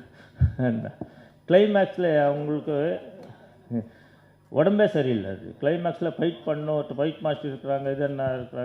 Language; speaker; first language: Tamil; non-native, learner; Kannada